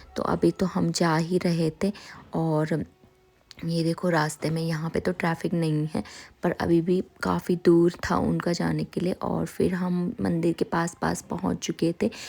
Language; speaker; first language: Hindi; native; Hindi